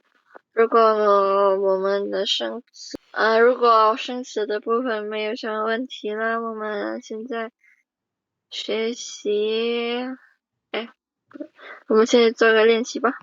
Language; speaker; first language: Chinese; non-native, fluent; Indonesian